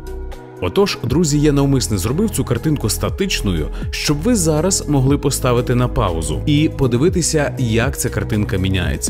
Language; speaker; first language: Ukrainian; native; Ukrainian